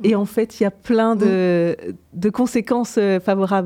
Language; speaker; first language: French; native; French